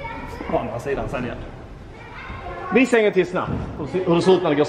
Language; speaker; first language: Swedish; native; Swedish